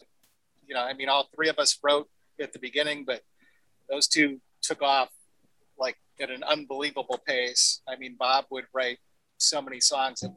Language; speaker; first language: English; native; English